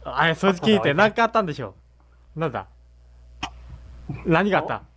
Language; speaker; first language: Japanese; native; Japanese